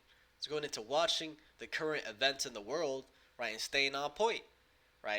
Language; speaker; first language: English; native; English